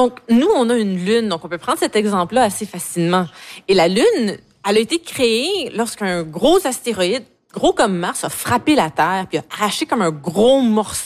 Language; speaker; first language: French; native; French